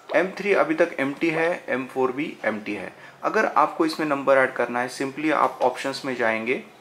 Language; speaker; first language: Hindi; non-native, local second language; Marathi